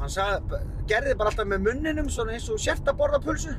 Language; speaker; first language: Icelandic; native; Icelandic